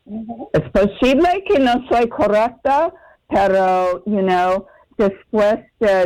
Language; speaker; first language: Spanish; non-native, fluent; English